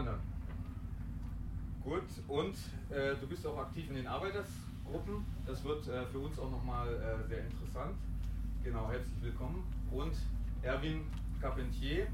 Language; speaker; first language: German; native; German